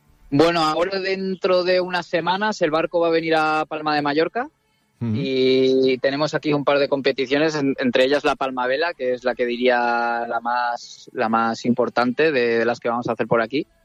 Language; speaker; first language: Spanish; native; Spanish